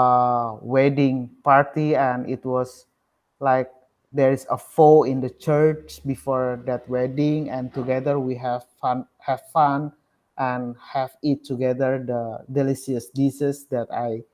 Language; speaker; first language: English; non-native, learner; Indonesian